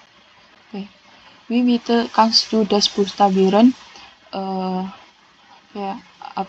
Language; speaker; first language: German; non-native, fluent; Indonesian